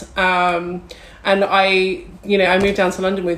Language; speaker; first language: English; native; English